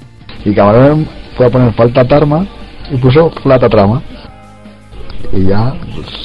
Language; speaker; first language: Spanish; native; Spanish